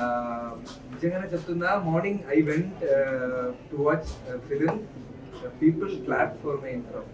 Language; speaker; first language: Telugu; non-native, learner; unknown